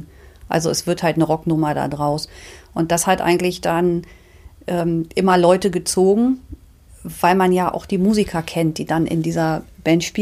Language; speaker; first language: German; native; German